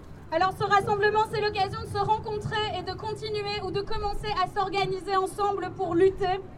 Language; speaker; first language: French; native; French